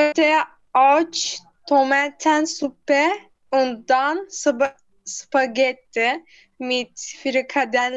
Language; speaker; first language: German; non-native, learner; Turkish